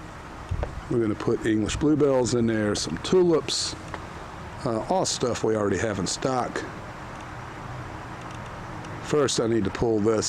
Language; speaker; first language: English; native; English